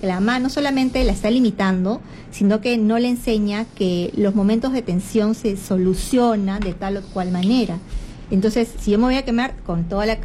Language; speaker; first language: Spanish; native; Spanish